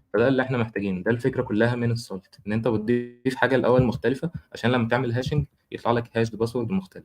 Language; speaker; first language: Arabic; native; Arabic